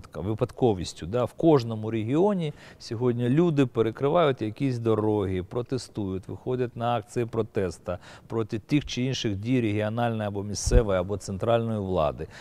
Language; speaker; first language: Ukrainian; native; Ukrainian